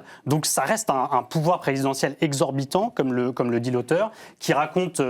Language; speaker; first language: French; native; French